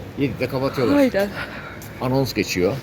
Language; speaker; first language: Turkish; native; Turkish